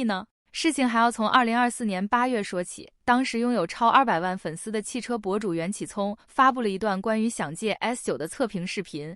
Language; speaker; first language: Chinese; native; Chinese